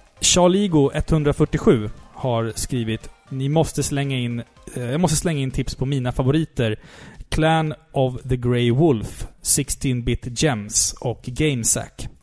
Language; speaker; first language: Swedish; native; Swedish